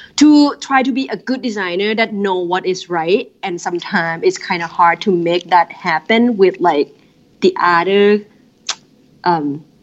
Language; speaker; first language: English; non-native, fluent; Thai